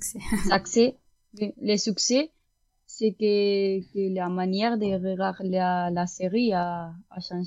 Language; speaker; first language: French; non-native, fluent; Spanish